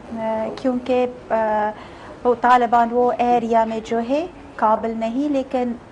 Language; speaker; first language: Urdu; non-native, fluent; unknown